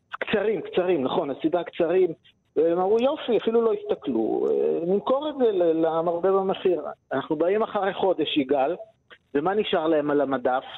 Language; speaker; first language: Hebrew; native; Hebrew